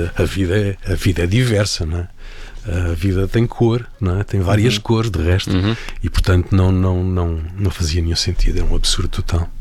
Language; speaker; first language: Portuguese; native; Portuguese